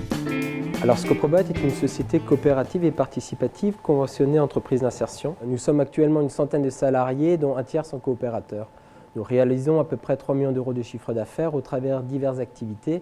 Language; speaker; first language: French; native; French